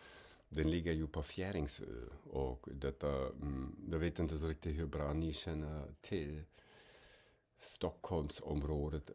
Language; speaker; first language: Swedish; non-native, fluent; German